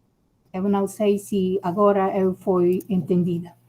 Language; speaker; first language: Portuguese; non-native, learner; Spanish